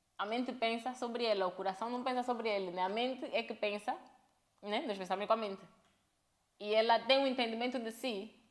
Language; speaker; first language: Portuguese; native; Portuguese